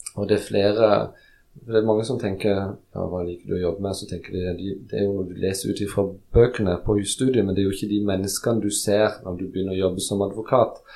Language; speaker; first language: Norwegian; early bilingual, other home language; Polish